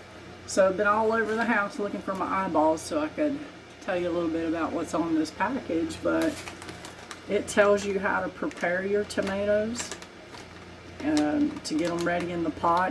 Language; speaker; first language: English; native; English